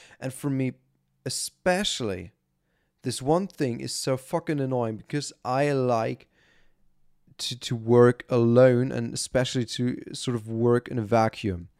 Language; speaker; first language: English; non-native, fluent; German